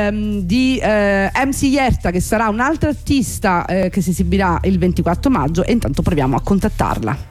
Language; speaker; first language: Italian; native; Italian